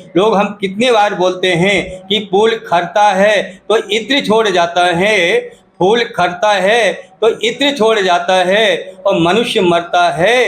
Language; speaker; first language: Hindi; non-native, local second language; Gujarati